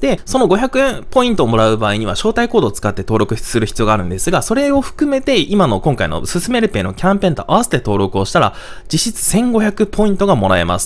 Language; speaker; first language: Japanese; native; Japanese